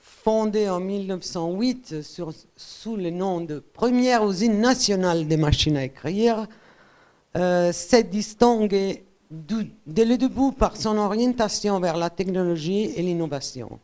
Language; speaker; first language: French; non-native, fluent; Italian